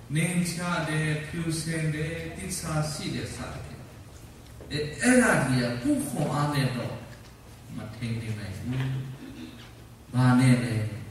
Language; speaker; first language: Burmese; non-native, local second language; Hakha Chin